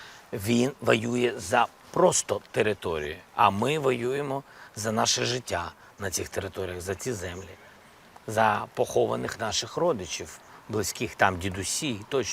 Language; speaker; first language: Ukrainian; non-native, local second language; Russian